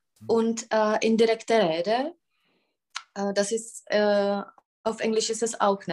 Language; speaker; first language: German; non-native, fluent; Czech